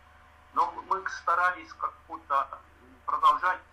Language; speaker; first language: Russian; non-native, fluent; Estonian